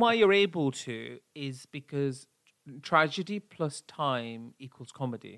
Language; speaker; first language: English; native; English